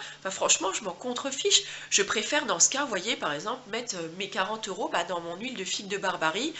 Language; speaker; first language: French; native; French